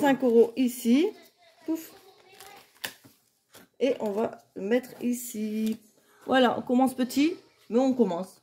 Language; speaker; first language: French; native; French